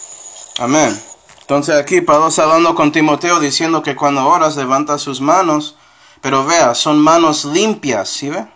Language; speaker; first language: Spanish; non-native, fluent; English